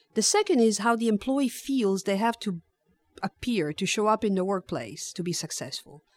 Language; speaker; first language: English; non-native, fluent; Italian